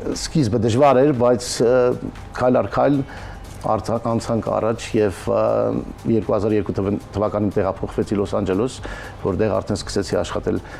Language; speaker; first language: Armenian; native; Armenian